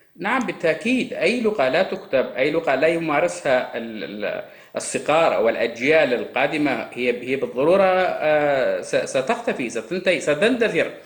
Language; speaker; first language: Arabic; non-native, local second language; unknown